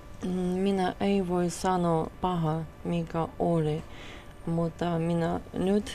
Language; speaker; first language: Finnish; non-native, learner; Russian